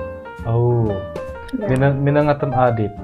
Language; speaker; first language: Russian; non-native, learner; Indonesian